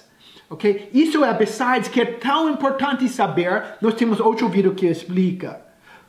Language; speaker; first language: Portuguese; non-native, fluent; English